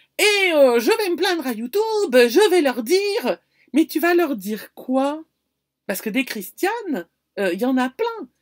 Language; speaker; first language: French; native; French